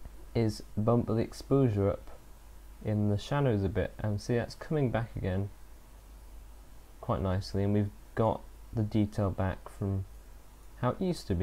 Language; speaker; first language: English; native; English